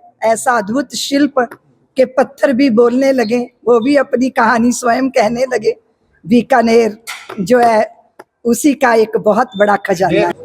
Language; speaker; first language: Hindi; native; Hindi